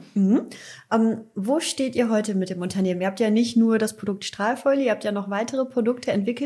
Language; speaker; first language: German; native; German